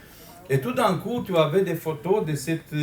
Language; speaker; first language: French; non-native, fluent; Romanian